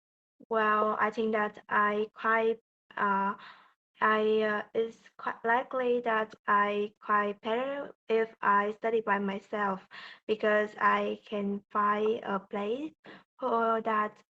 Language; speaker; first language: English; non-native, learner; Vietnamese